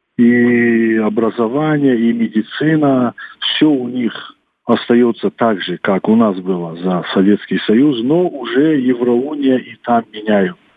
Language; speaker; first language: Russian; non-native, local second language; Ossetic